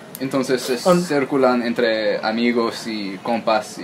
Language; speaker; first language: Spanish; non-native, learner; English